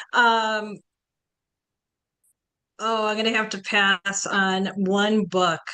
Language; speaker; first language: English; early bilingual, other home language; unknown